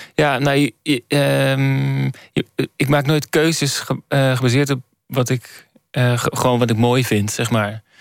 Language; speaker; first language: Dutch; native; Dutch